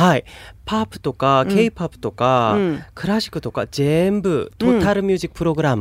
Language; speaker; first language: Japanese; non-native, learner; Korean